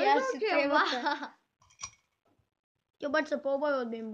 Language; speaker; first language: Bulgarian; native; Bulgarian